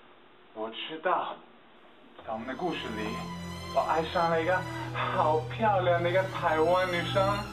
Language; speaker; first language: Chinese; non-native, learner; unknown